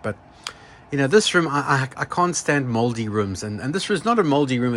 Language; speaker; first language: English; native; English